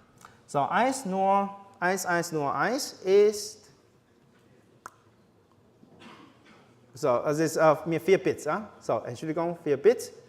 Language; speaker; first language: German; non-native, learner; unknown